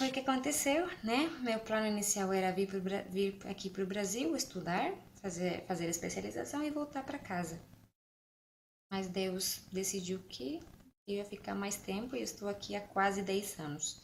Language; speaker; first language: Portuguese; non-native, fluent; Spanish